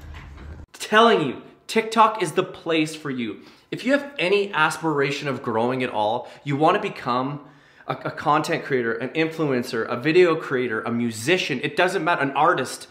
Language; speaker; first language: English; native; English